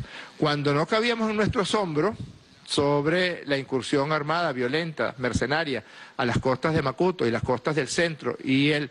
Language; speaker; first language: Spanish; native; Spanish